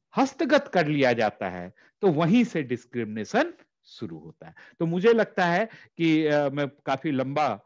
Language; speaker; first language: Hindi; native; Hindi